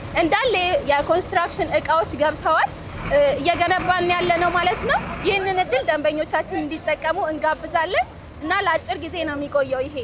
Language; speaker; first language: Amharic; native; Amharic